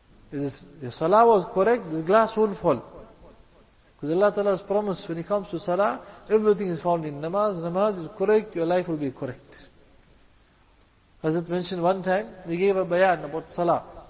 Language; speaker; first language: English; native; English